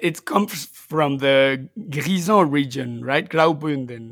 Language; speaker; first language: English; non-native, fluent; Spanish